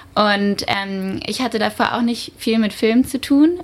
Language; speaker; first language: German; native; German